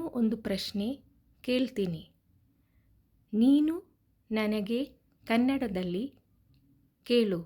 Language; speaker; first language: Kannada; non-native, learner; Malayalam